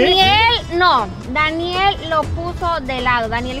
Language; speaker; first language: Spanish; native; Spanish